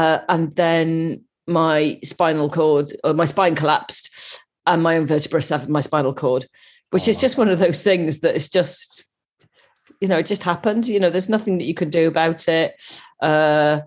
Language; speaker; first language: English; native; English